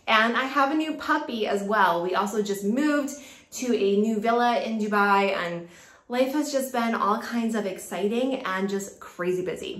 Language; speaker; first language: English; native; English